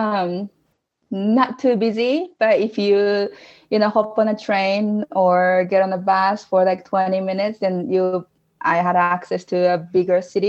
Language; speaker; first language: English; non-native, fluent; Japanese